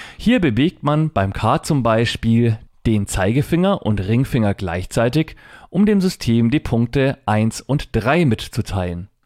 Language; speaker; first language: German; native; German